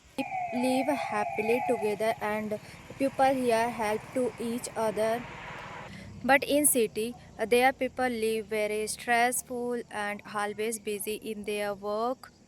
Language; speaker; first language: English; non-native, learner; Hindi